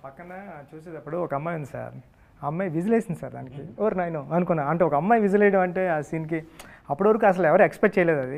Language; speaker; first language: Telugu; native; Telugu